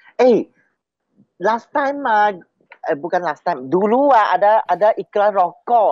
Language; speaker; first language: Malay; non-native, local second language; Chinese